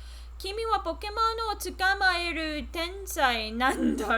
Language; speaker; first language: Japanese; non-native, learner; English